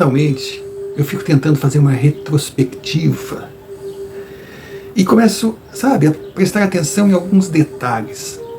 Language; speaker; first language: Portuguese; native; Portuguese